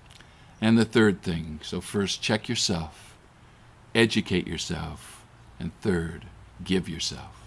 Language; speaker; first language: English; native; English